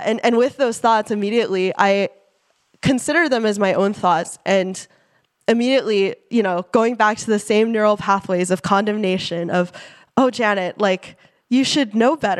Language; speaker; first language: English; native; English